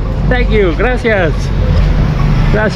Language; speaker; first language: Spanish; non-native, learner; English